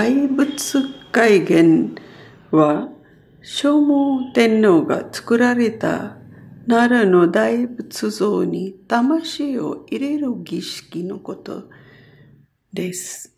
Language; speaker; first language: Japanese; non-native, fluent; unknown